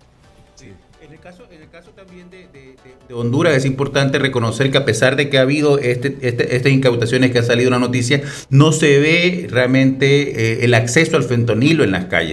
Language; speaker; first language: Spanish; native; Spanish